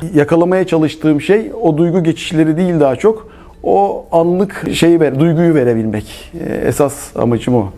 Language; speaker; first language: Turkish; native; Turkish